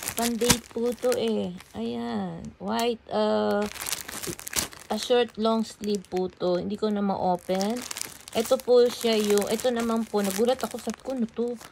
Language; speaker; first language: Filipino; non-native, local second language; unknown